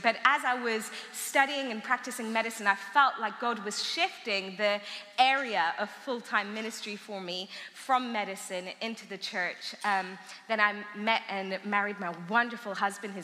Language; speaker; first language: English; early bilingual, other home language; Armenian